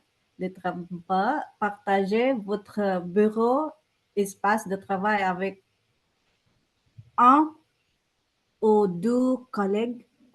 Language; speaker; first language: French; non-native, learner; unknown